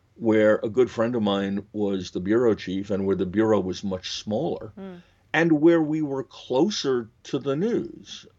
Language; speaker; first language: English; native; English